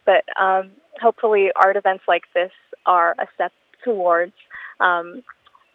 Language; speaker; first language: English; non-native, local second language; Filipino